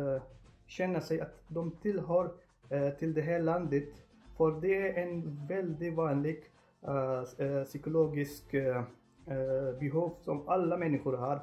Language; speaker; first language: Swedish; non-native, fluent; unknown